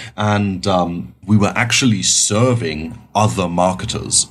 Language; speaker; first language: English; non-native, fluent; German